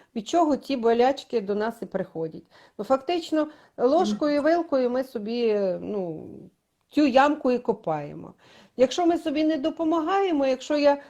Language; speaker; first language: Ukrainian; native; Ukrainian